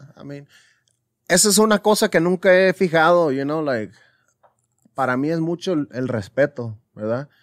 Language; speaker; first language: Spanish; early bilingual, heritage; Spanish